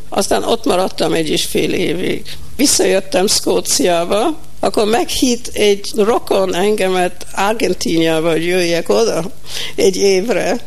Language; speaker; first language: Hungarian; early bilingual, heritage; Hungarian